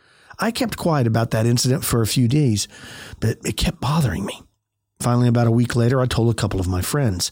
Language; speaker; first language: English; native; English